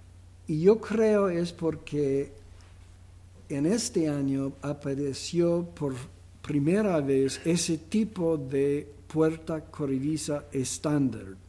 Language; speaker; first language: Spanish; non-native, fluent; English